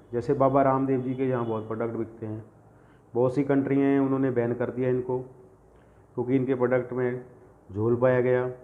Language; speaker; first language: Hindi; non-native, local second language; Punjabi